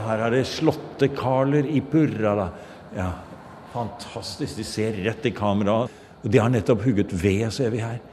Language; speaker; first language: Norwegian; native; Norwegian